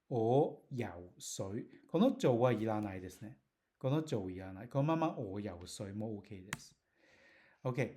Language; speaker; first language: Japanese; non-native, learner; Cantonese